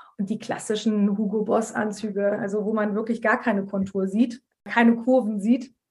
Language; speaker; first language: German; early bilingual, other home language; Turkish